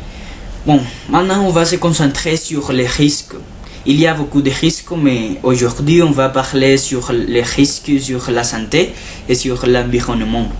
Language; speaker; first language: French; non-native, learner; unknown